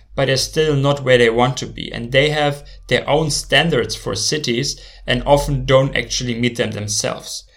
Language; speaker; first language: English; non-native, fluent; German